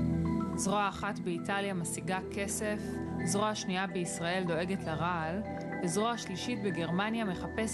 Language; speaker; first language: Hebrew; native; Hebrew